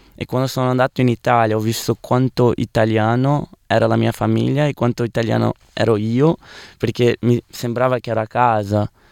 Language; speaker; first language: Italian; non-native, fluent; Portuguese